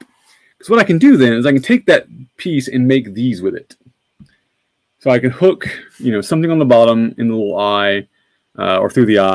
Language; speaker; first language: English; native; English